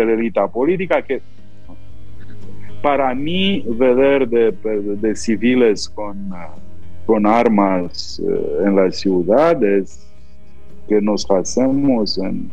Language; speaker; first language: Spanish; non-native, fluent; Romanian